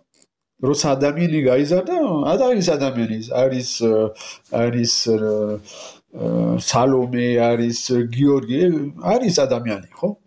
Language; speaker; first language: Georgian; non-native, learner; French